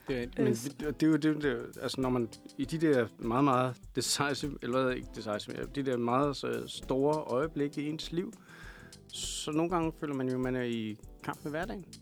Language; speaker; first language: Danish; native; Danish